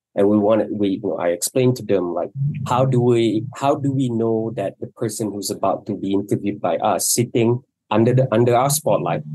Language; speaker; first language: English; non-native, local second language; Malay